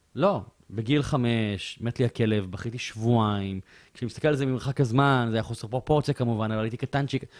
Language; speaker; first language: Hebrew; native; Hebrew